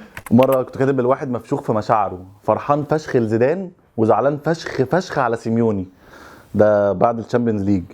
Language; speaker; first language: Arabic; native; Arabic